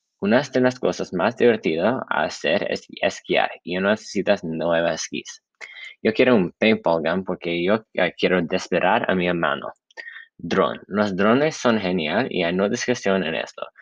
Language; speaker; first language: Spanish; non-native, learner; English